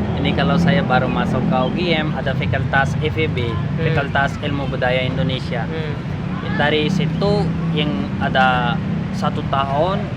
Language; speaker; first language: Indonesian; non-native, learner; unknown